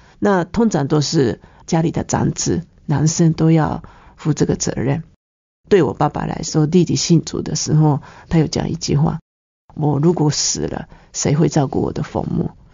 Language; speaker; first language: Chinese; non-native, fluent; Japanese